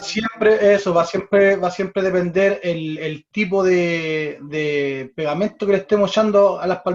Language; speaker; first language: Spanish; native; Spanish